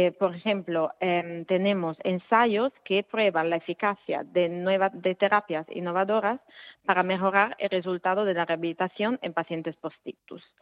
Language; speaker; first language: Spanish; non-native, fluent; Italian